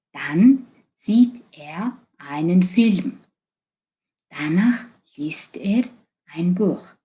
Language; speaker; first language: German; non-native, fluent; Mongolian